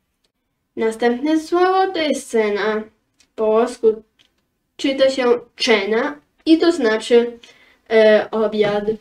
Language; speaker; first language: Polish; early bilingual, heritage; Polish